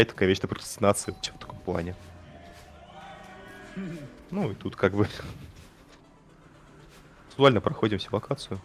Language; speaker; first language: Russian; native; Russian